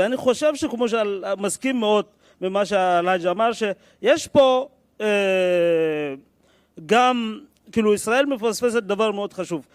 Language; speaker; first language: Hebrew; non-native, fluent; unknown